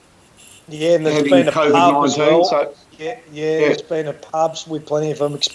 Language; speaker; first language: English; native; English